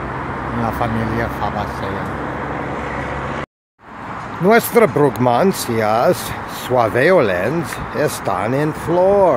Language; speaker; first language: Spanish; non-native, learner; English